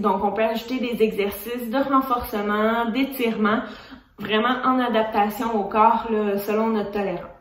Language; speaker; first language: French; native; French